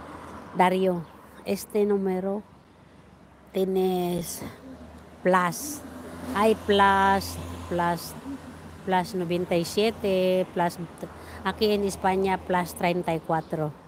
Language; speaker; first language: Spanish; non-native, learner; Filipino